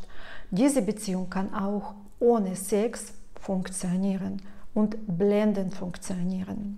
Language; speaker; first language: German; non-native, fluent; Russian